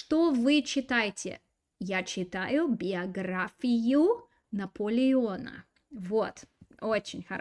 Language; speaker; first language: Russian; non-native, fluent; English